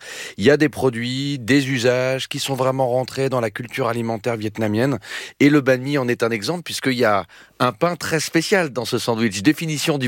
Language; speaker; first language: French; native; French